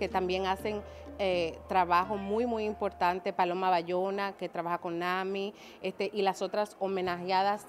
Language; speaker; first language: Spanish; early bilingual, other home language; English